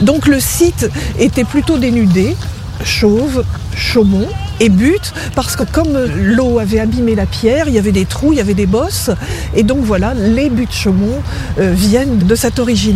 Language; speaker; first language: French; native; French